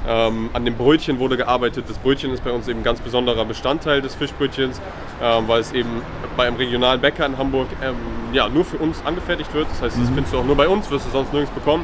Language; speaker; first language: German; native; German